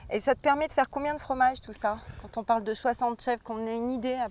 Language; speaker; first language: French; native; French